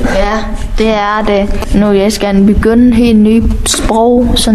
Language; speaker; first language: Danish; non-native, fluent; Vietnamese